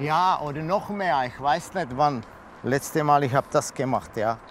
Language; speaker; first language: German; non-native, learner; Czech